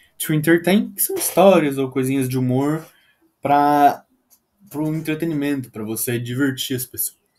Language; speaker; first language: Portuguese; native; Portuguese